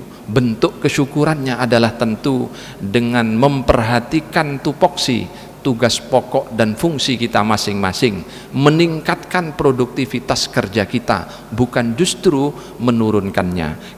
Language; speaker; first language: Indonesian; native; Indonesian